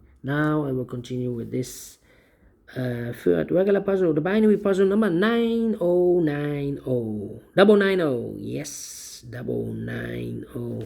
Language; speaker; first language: English; non-native, fluent; Dutch